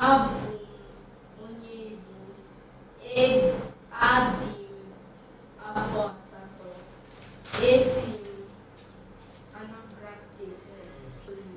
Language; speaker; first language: Igbo; early bilingual, heritage; Igbo